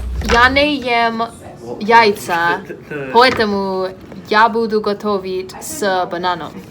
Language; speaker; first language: Russian; non-native, learner; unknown